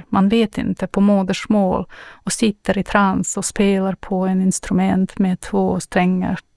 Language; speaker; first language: Swedish; non-native, fluent; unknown